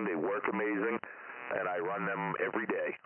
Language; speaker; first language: English; native; English